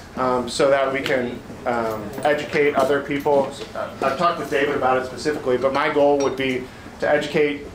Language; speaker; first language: English; native; English